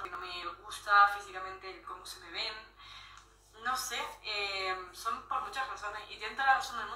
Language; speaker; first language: Spanish; native; Spanish